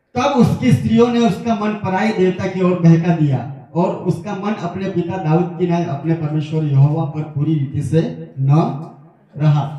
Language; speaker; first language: Hindi; non-native, local second language; Gujarati